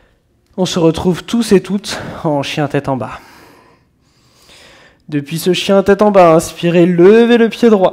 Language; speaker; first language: French; native; French